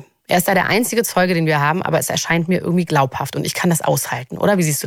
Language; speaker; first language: German; native; German